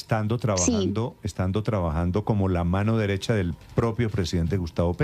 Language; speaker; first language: Spanish; native; Spanish